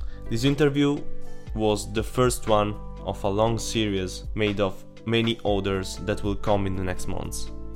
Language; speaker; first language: English; non-native, fluent; Italian